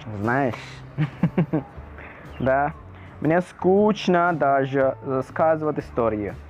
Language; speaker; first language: Russian; non-native, learner; Hindi